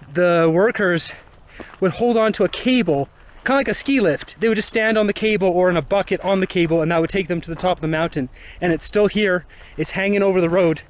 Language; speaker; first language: English; native; English